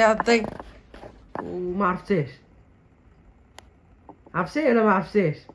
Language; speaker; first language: Arabic; native; Arabic